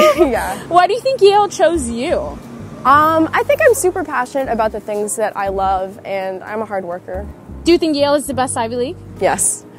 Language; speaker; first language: English; native; English